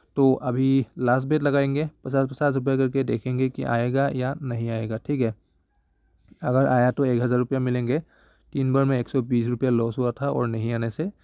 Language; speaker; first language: Hindi; non-native, local second language; Bangla